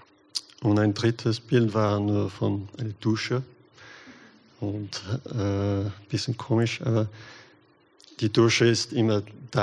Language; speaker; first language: German; non-native, learner; English